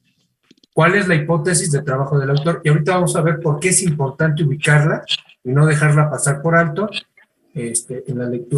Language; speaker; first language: Spanish; native; Spanish